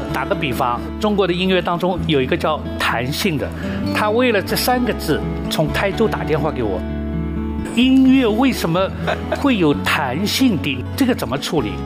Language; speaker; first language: Chinese; native; Chinese